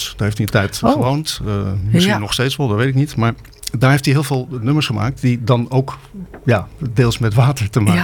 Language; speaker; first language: Dutch; native; Dutch